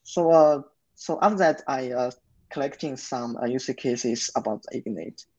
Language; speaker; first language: English; non-native, learner; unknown